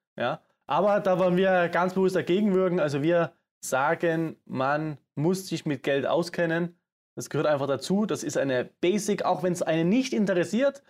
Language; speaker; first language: German; native; German